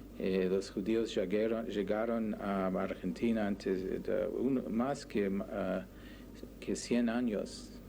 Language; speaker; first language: Spanish; non-native, learner; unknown